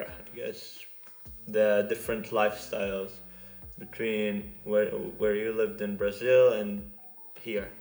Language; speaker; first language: English; non-native, fluent; Arabic